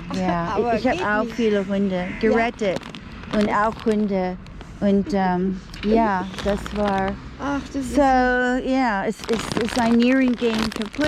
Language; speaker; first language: German; non-native, learner; English